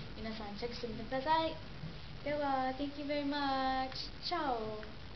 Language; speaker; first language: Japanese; non-native, fluent; English